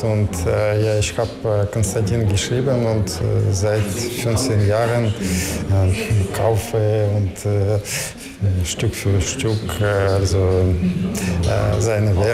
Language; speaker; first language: German; non-native, learner; Russian